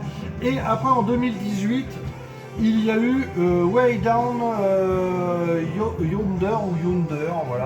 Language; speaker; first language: French; native; French